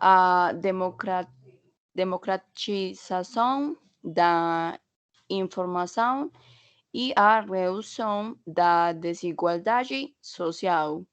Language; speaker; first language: Portuguese; non-native, learner; Spanish